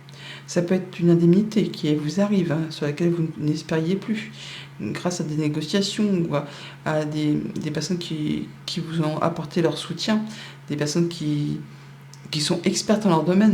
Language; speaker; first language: French; native; French